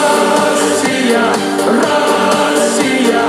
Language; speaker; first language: Russian; non-native, learner; Chinese